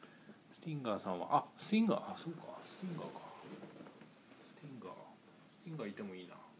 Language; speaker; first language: Japanese; native; Japanese